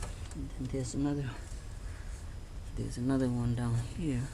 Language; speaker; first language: English; non-native, fluent; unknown